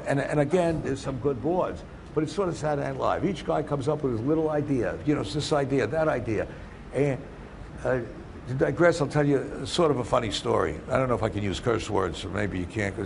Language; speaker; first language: English; native; English